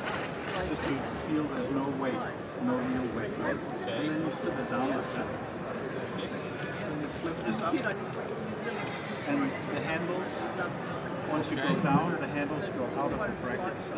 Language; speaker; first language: English; non-native, fluent; German